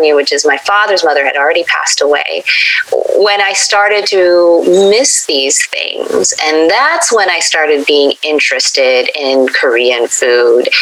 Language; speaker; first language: English; native; English